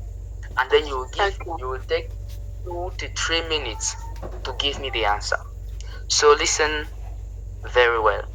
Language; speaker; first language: English; non-native, local second language; French